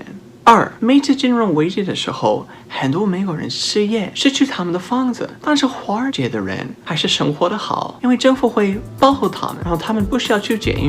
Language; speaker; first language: Chinese; non-native, fluent; English